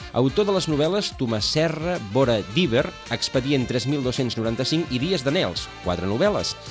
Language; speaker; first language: Catalan; native; Catalan